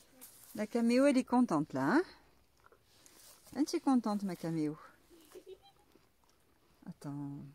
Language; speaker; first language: French; native; French